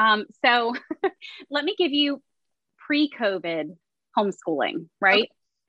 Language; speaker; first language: English; native; English